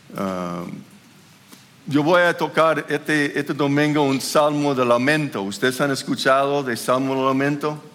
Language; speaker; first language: Spanish; non-native, fluent; English